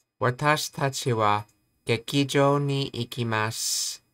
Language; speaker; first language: Japanese; non-native, learner; English